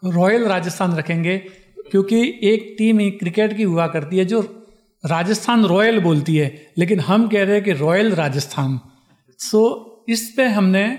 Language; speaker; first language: Hindi; non-native, local second language; Marwari